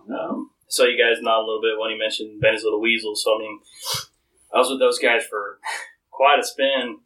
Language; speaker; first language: English; native; English